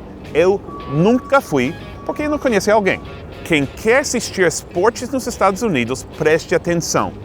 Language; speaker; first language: Portuguese; non-native, fluent; English